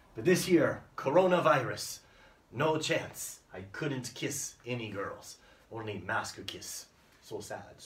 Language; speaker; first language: English; native; English